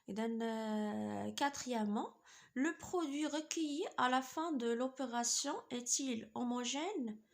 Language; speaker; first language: French; non-native, local second language; Arabic